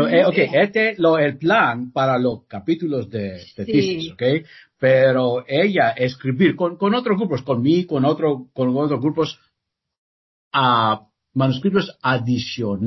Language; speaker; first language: Spanish; non-native, learner; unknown